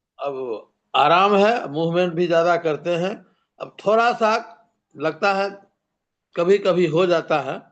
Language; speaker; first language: Hindi; native; Hindi